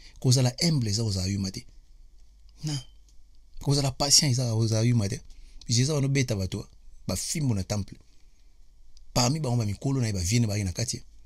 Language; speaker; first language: French; non-native, local second language; Lingala